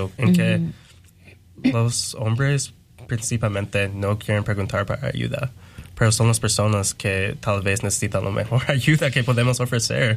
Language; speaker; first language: Spanish; non-native, learner; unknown